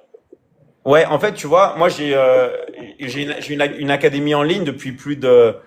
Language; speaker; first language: French; native; French